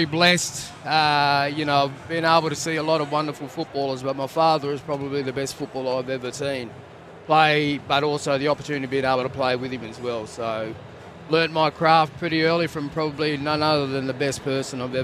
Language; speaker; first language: English; native; English